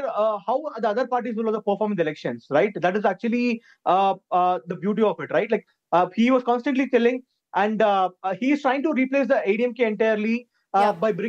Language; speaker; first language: English; non-native, local second language; Tamil